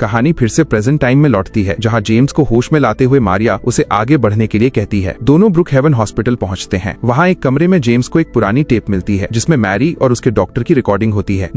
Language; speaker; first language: Hindi; native; Hindi